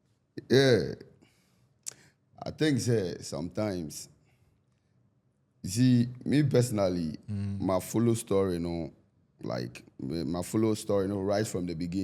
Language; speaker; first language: English; non-native, local second language; Akan